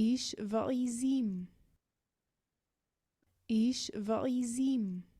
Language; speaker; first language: Hebrew; non-native, learner; English